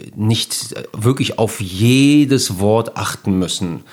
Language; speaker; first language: German; native; German